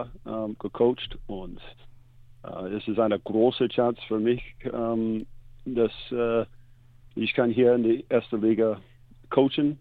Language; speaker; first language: German; non-native, fluent; English